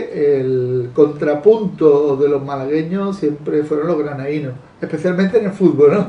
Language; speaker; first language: Spanish; native; Spanish